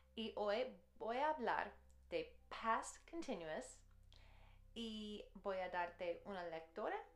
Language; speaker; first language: Spanish; non-native, fluent; English